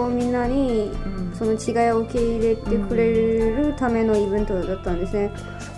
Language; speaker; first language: Japanese; non-native, fluent; Chinese